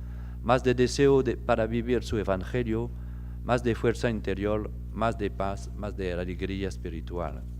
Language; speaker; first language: Spanish; non-native, fluent; French